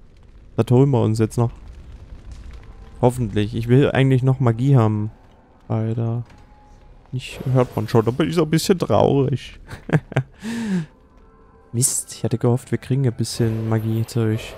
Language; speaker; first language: German; native; German